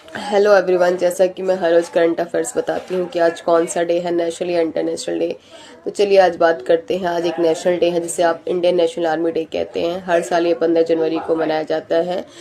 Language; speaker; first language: Hindi; native; Hindi